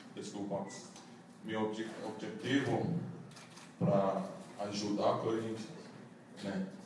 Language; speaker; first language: Portuguese; non-native, learner; English